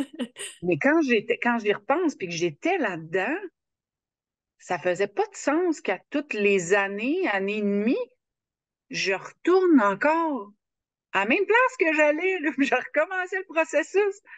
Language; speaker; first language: French; native; French